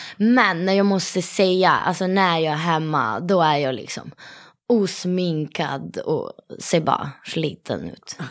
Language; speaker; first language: Swedish; non-native, fluent; Italian